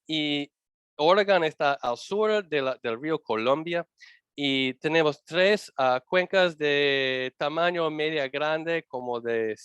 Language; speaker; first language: Spanish; non-native, learner; English